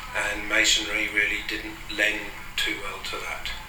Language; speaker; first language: English; native; English